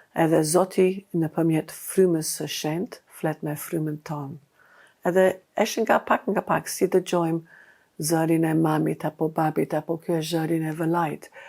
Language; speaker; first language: Albanian; non-native, fluent; English